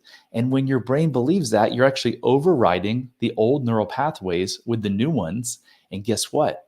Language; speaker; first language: English; native; English